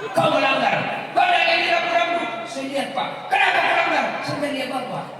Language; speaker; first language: Indonesian; non-native, local second language; Buginese